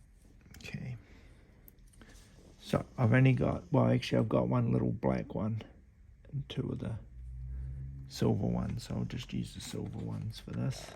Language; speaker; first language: English; native; English